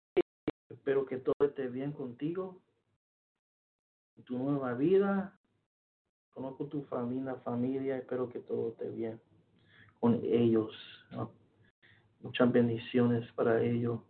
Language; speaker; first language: Spanish; early bilingual, heritage; Spanish